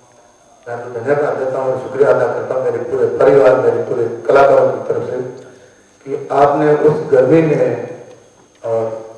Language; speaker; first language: Hindi; native; Hindi